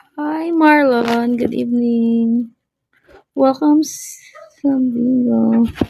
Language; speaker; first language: Filipino; non-native, local second language; Hiligaynon